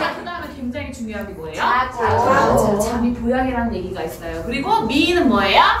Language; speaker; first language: Korean; native; Korean